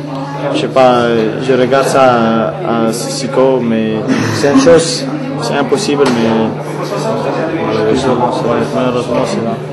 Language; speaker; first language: French; non-native, learner; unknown